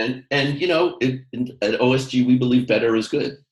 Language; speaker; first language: English; native; English